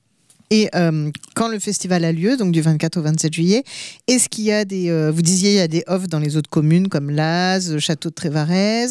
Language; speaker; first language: French; native; French